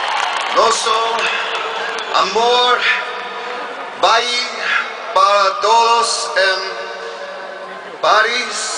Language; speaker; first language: Portuguese; non-native, fluent; English